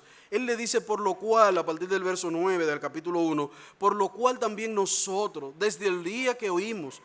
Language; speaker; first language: Spanish; native; Spanish